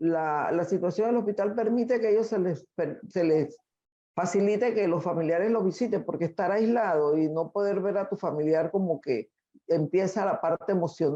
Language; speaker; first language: Spanish; native; Spanish